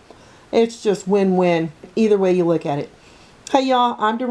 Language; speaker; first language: English; native; English